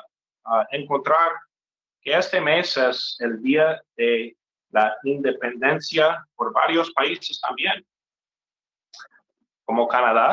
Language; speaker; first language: Spanish; non-native, fluent; English